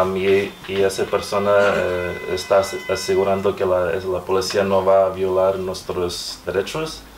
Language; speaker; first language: Spanish; early bilingual, heritage; Spanish